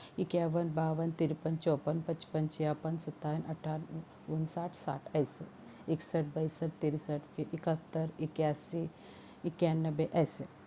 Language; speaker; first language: Hindi; non-native, local second language; Marathi